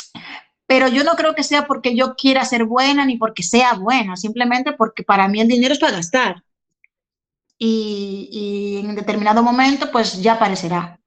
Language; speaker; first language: Spanish; native; Spanish